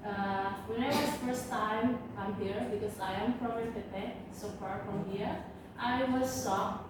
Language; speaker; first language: English; non-native, learner; Indonesian